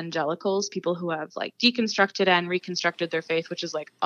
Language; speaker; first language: English; native; English